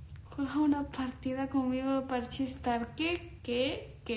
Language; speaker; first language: Spanish; non-native, learner; Chinese